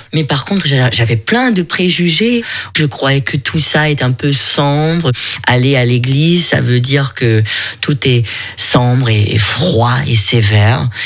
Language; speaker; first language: French; non-native, fluent; German